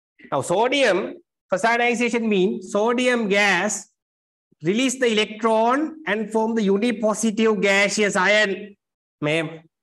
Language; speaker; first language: English; non-native, local second language; Sinhala